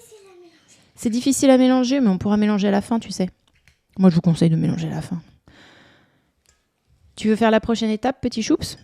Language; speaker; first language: French; native; French